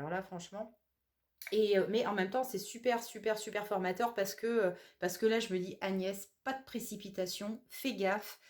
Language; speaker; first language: French; native; French